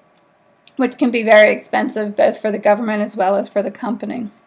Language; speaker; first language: English; native; English